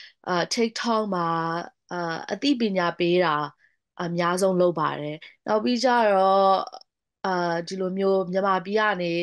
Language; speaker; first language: Burmese; non-native, local second language; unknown